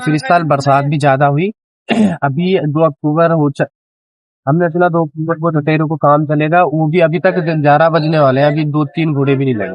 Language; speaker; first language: Hindi; native; Hindi